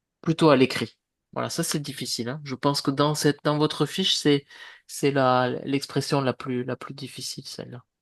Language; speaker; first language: French; native; French